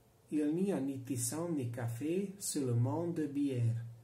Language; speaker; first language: French; non-native, learner; Hungarian